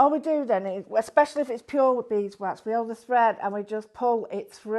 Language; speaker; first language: English; native; English